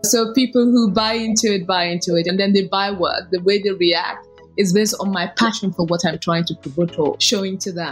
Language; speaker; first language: English; non-native, local second language; Igbo